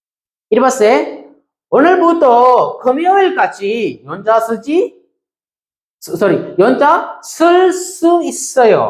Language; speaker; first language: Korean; non-native, fluent; Sinhala